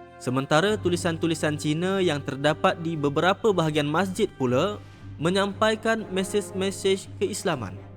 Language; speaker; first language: Malay; native; Malay